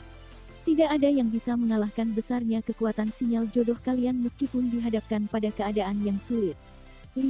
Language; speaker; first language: Indonesian; native; Indonesian